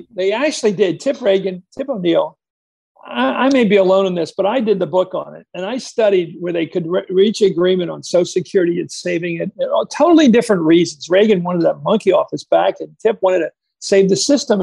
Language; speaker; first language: English; native; English